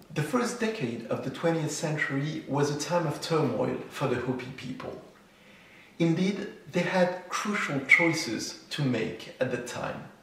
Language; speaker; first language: English; non-native, fluent; French